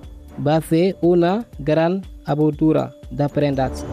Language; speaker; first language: Catalan; non-native, learner; Spanish